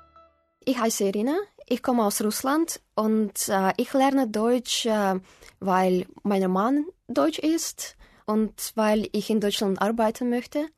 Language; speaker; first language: German; non-native, fluent; Russian